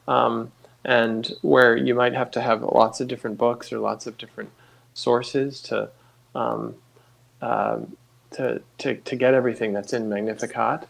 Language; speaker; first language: English; native; English